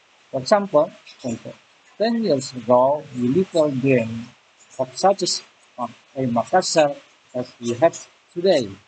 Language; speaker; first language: English; non-native, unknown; Indonesian